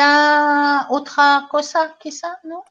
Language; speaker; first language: Spanish; non-native, learner; French